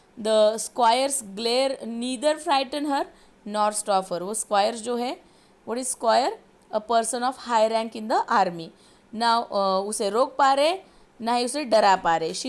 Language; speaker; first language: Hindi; non-native, local second language; Marathi